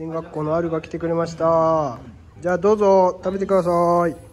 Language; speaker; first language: Japanese; native; Japanese